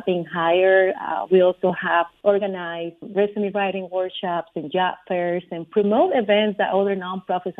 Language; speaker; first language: English; non-native, fluent; Spanish